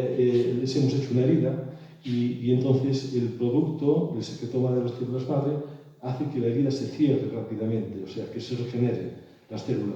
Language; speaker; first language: Spanish; native; Spanish